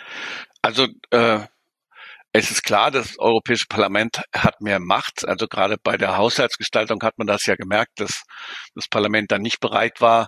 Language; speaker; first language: German; native; German